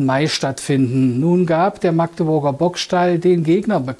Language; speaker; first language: German; native; German